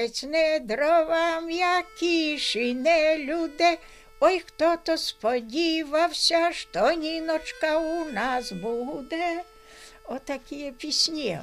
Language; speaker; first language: Ukrainian; native; Ukrainian